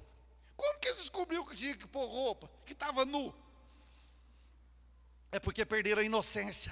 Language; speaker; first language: Portuguese; native; Portuguese